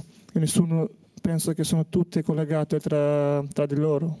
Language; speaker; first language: Italian; non-native, fluent; Albanian